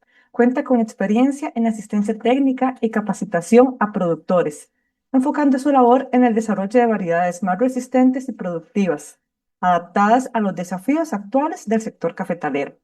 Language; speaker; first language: Spanish; native; Spanish